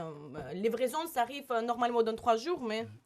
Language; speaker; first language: French; non-native, learner; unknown